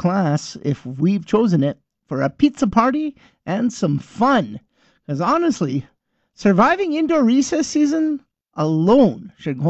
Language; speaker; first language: English; native; English